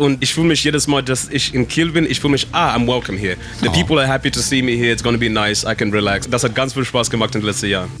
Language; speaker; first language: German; non-native, learner; Shona